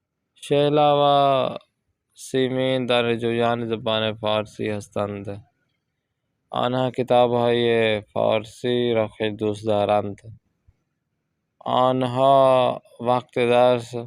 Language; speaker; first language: Persian; non-native, fluent; Urdu